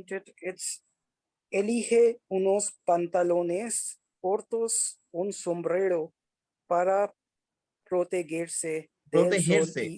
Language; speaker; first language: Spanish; non-native, learner; Hindi